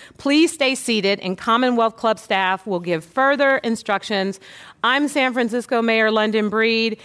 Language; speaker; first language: English; native; English